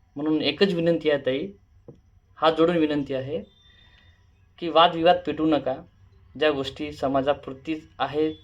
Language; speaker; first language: Marathi; non-native, local second language; Lambadi